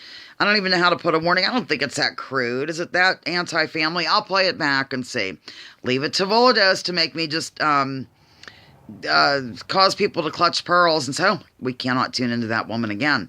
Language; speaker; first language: English; native; English